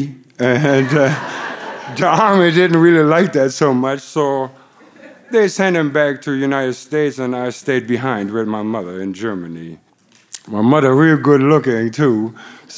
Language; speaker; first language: English; non-native, fluent; German